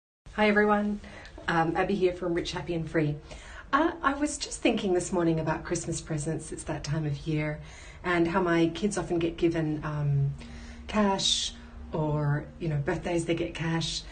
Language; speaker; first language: English; native; English